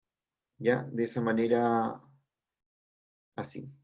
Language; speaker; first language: Spanish; native; Spanish